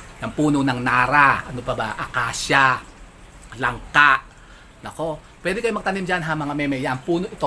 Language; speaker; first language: Filipino; native; Filipino